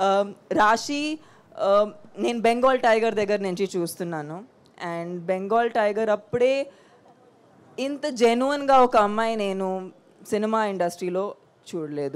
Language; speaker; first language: Telugu; non-native, fluent; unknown